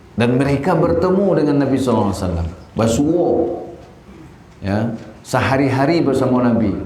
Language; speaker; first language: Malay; non-native, local second language; Minangkabau